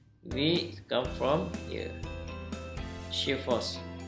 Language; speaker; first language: English; non-native, local second language; Malay